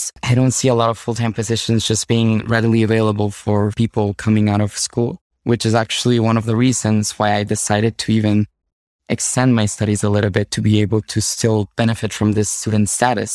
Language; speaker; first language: English; non-native, fluent; Spanish